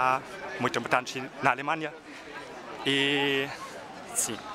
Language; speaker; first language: Portuguese; non-native, fluent; German